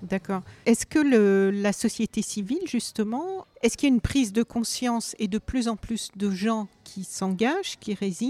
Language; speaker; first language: French; native; French